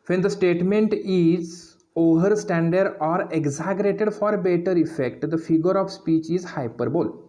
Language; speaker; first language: English; non-native, local second language; Marathi